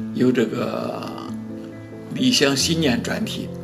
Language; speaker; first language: Chinese; native; Chinese